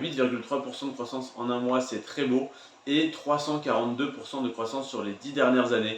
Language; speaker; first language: French; native; French